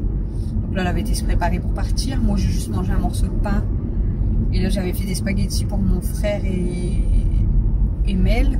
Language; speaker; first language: French; native; French